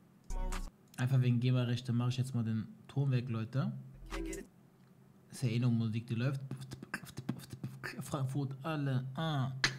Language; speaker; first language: German; native; German